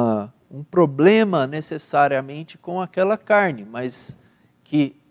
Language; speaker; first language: Portuguese; native; Portuguese